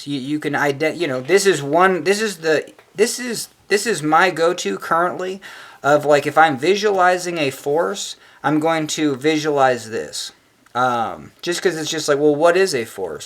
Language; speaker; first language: English; native; English